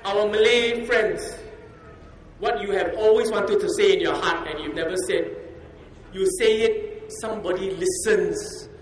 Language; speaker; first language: English; non-native, local second language; Chinese